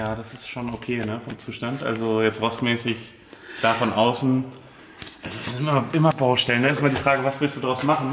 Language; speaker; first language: German; native; German